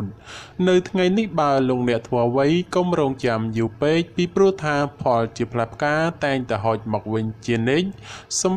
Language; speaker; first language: Khmer; native; Khmer